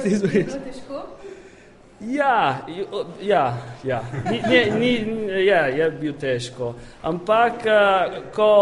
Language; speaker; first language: Slovenian; non-native, learner; Italian